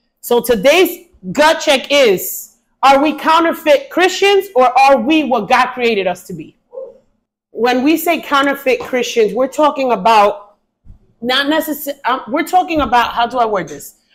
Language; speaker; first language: English; early bilingual, other home language; Spanish